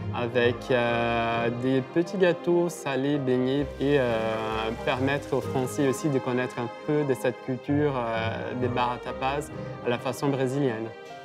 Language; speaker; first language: French; non-native, fluent; Portuguese